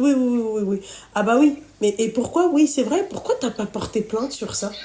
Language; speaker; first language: French; native; French